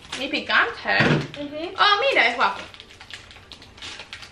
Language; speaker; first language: Spanish; early bilingual, heritage; Spanish